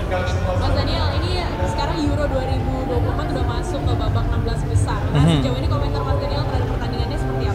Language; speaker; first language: Indonesian; native; Indonesian